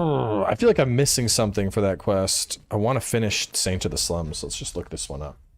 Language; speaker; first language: English; native; English